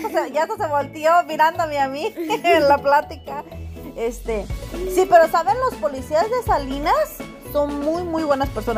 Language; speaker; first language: Spanish; native; Spanish